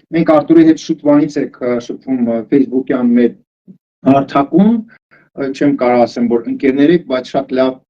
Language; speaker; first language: Armenian; early bilingual, heritage; Armenian